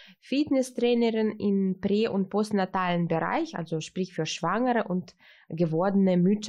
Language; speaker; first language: German; early bilingual, heritage; Russian